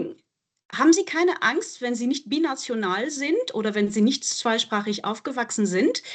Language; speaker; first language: German; non-native, fluent; French